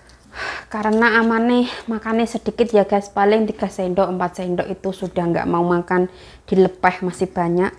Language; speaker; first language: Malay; non-native, local second language; Javanese